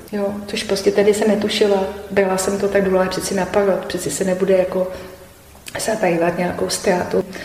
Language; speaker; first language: Czech; native; Czech